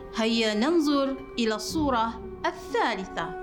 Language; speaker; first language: Arabic; non-native, fluent; Malay